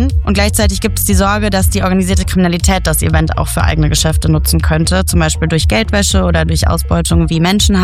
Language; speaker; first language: German; native; German